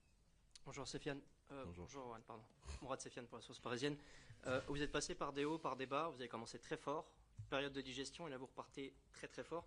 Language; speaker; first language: French; native; French